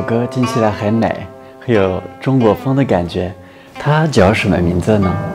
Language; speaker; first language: Chinese; non-native, fluent; French